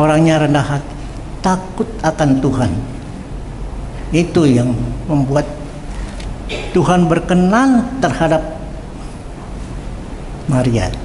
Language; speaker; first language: Indonesian; native; Indonesian